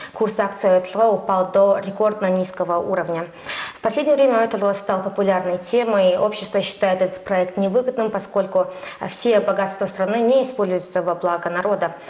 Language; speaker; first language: Russian; non-native, fluent; Mongolian